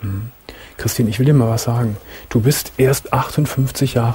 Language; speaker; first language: German; native; German